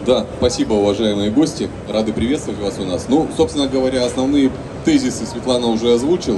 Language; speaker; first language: Russian; native; Russian